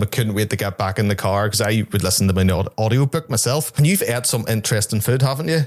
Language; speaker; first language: English; native; English